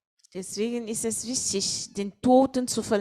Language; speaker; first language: German; non-native, fluent; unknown